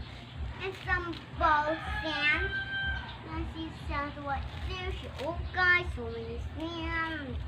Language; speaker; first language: English; non-native, learner; Filipino